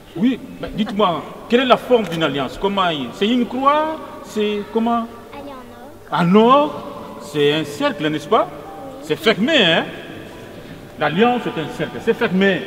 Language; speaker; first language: French; native; French